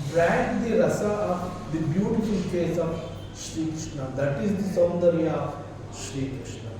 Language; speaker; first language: English; non-native, local second language; Kannada